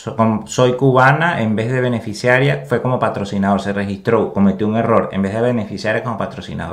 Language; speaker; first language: Spanish; native; Spanish